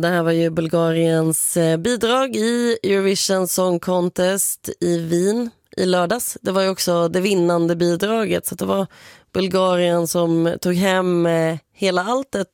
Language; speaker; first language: Swedish; native; Swedish